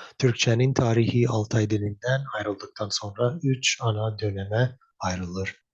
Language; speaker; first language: Turkish; non-native, learner; English